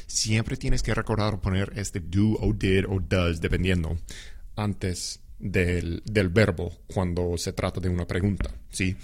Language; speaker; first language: Spanish; non-native, fluent; English